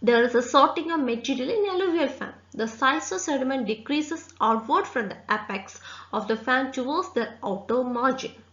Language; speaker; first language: English; non-native, local second language; Malayalam